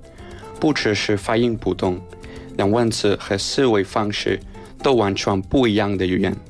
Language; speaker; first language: Chinese; non-native, learner; Spanish